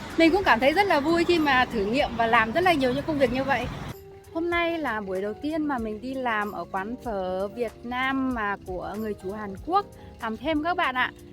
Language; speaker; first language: Vietnamese; native; Vietnamese